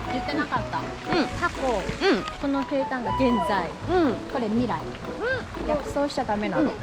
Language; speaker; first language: Japanese; native; Japanese